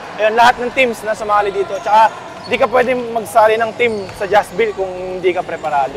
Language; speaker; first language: Filipino; native; Filipino